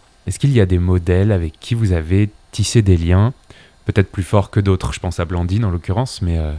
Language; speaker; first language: French; native; French